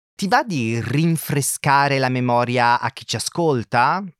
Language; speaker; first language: Italian; native; Italian